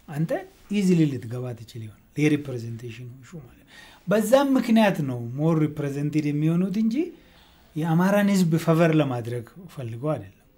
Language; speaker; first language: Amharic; non-native, local second language; Oromo